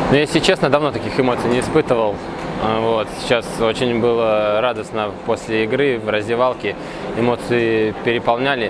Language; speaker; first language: Russian; native; Russian